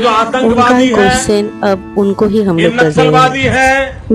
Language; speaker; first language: Hindi; non-native, local second language; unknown